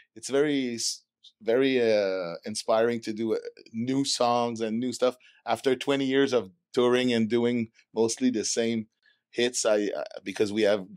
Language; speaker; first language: English; non-native, fluent; French